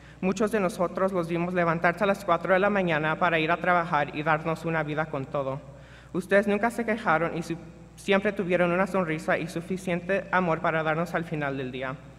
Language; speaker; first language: Spanish; early bilingual, heritage; Spanish